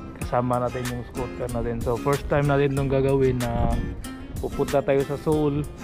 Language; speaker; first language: Filipino; non-native, local second language; Cebuano